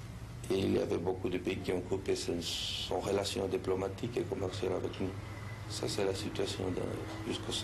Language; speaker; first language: French; non-native, fluent; Spanish